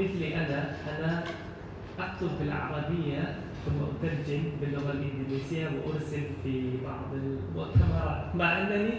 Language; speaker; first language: Arabic; non-native, fluent; Indonesian